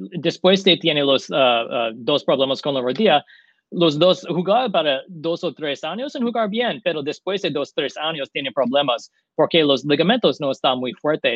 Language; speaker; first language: Spanish; non-native, learner; English